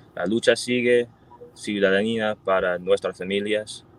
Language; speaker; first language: Spanish; early bilingual, heritage; Spanish